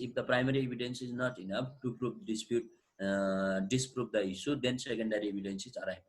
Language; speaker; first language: English; non-native, local second language; Nepali